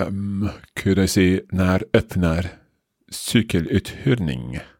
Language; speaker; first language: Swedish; non-native, learner; English